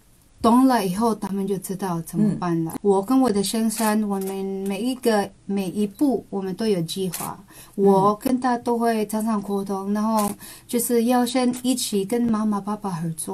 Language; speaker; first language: Chinese; non-native, local second language; Cebuano